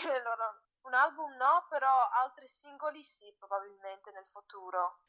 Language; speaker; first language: Italian; early bilingual, heritage; English